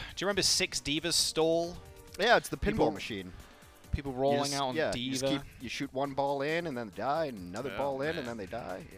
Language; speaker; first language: English; native; English